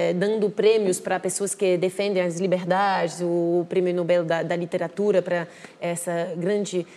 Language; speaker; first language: Portuguese; non-native, fluent; French